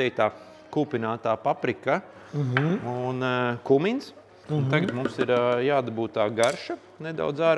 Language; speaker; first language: Latvian; native; Latvian